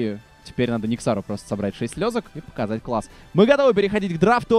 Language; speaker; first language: Russian; native; Russian